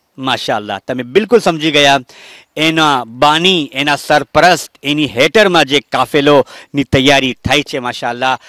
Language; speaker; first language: Gujarati; early bilingual, heritage; Gujarati